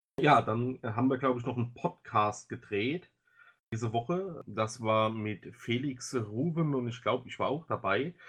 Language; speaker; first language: German; native; German